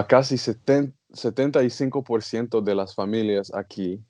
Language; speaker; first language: Spanish; non-native, learner; English